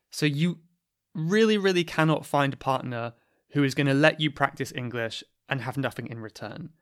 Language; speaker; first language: English; native; English